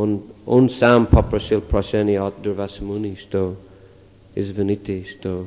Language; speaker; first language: Russian; non-native, fluent; English